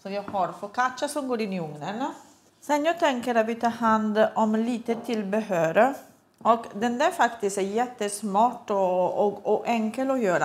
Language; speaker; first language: Swedish; non-native, fluent; Italian